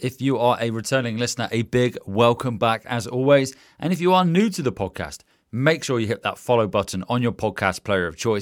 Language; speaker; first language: English; native; English